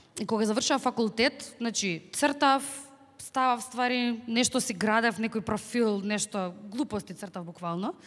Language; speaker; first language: Macedonian; native; Macedonian